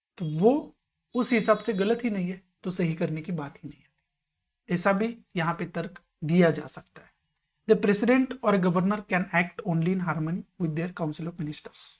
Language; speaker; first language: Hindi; non-native, local second language; Marathi